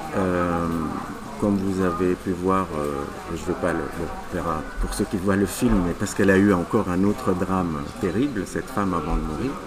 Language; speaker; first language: French; non-native, local second language; Arabic